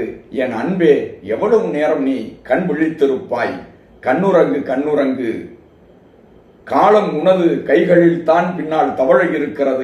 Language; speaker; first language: Tamil; native; Tamil